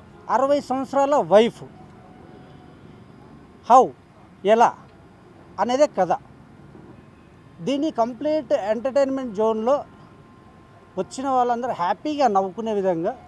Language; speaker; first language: Telugu; native; Telugu